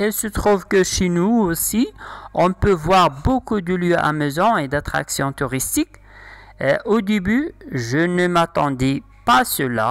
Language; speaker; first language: French; non-native, local second language; Arabic